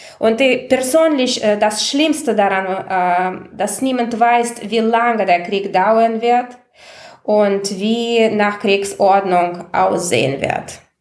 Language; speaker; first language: German; non-native, fluent; Russian